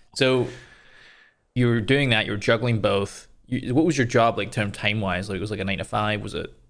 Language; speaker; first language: English; native; English